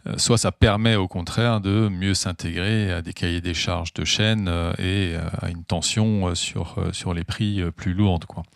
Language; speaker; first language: French; native; French